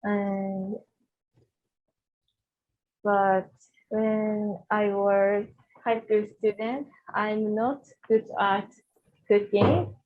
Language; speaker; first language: English; non-native, learner; Japanese